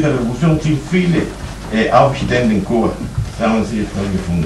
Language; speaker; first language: German; non-native, fluent; Spanish